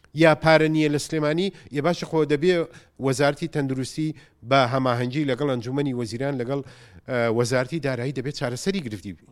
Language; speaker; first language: Central Kurdish; native; Central Kurdish